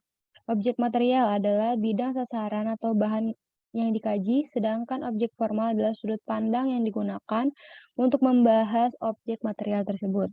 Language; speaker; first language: Indonesian; native; Indonesian